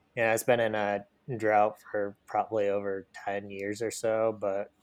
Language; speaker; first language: English; native; English